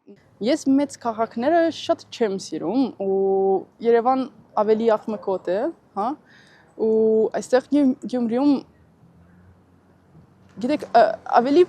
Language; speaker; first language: Armenian; non-native, learner; Italian